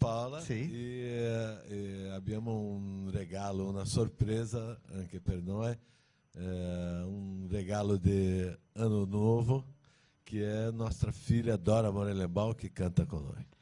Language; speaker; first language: Italian; non-native, learner; Portuguese